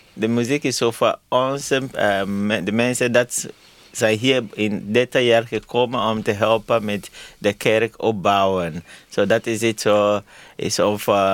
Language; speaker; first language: Dutch; non-native, learner; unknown